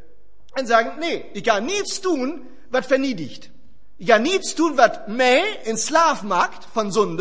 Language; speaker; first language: Dutch; non-native, fluent; German